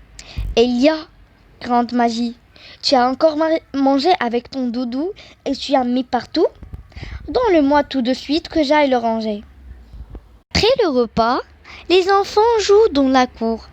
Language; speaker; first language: French; non-native, local second language; Arabic